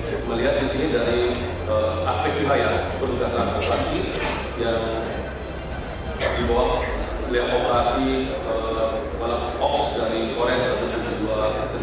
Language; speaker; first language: Indonesian; native; Indonesian